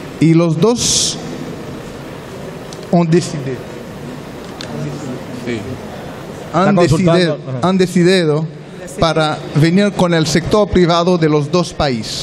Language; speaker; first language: Spanish; non-native, learner; French